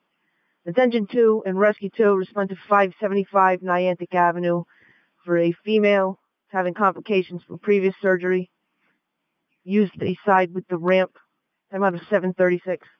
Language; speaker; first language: English; native; English